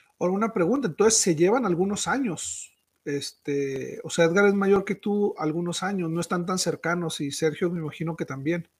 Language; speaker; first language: Spanish; native; Spanish